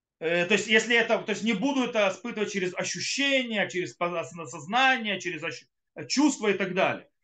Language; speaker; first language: Russian; early bilingual, heritage; Russian